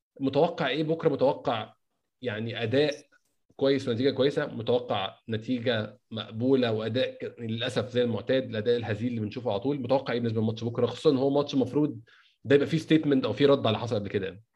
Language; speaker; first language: Arabic; native; Arabic